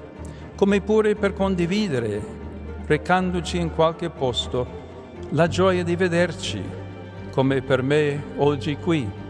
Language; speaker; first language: Italian; non-native, fluent; English